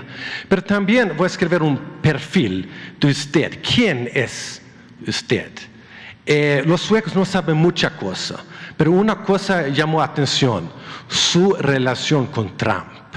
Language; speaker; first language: Spanish; non-native, fluent; Swedish